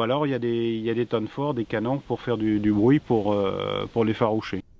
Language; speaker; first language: French; native; French